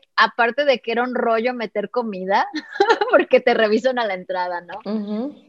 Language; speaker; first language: Spanish; native; Spanish